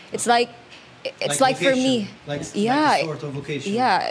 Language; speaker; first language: English; non-native, local second language; Hiligaynon